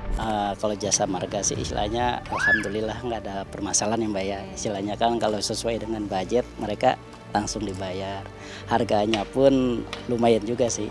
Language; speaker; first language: Indonesian; native; Indonesian